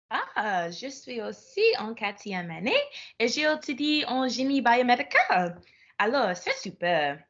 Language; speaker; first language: French; non-native, learner; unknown